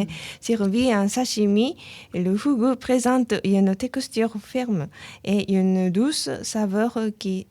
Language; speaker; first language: French; non-native, learner; Japanese